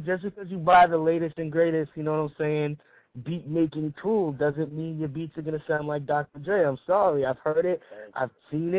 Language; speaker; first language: English; native; English